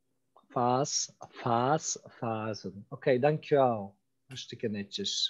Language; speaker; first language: Dutch; non-native, fluent; Turkish